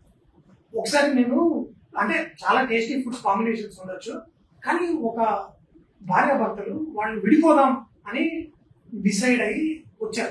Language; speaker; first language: Telugu; native; Telugu